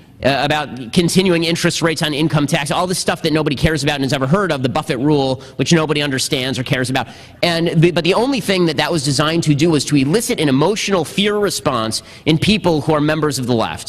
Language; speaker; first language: English; native; English